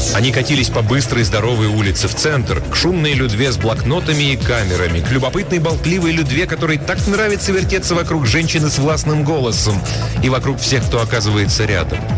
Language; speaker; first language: Russian; native; Russian